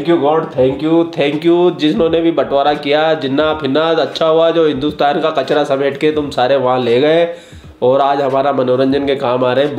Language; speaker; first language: Hindi; native; Hindi